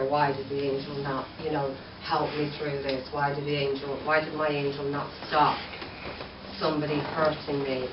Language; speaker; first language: English; native; English